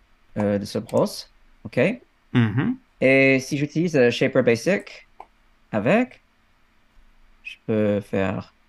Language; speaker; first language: French; non-native, fluent; English